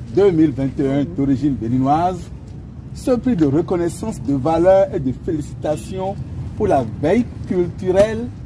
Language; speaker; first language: French; non-native, local second language; Fon